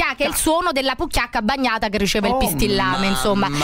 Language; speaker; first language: Italian; native; Italian